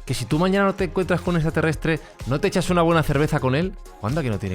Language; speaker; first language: Spanish; native; Spanish